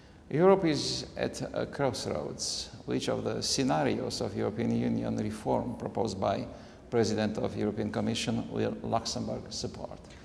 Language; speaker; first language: English; non-native, fluent; Romanian